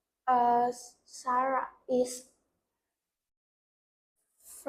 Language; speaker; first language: English; non-native, learner; Vietnamese